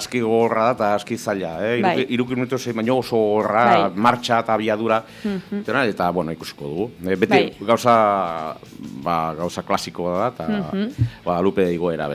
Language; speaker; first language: Basque; native; Basque